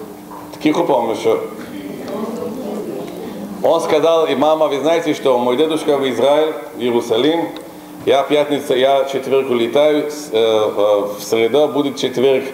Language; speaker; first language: Russian; non-native, local second language; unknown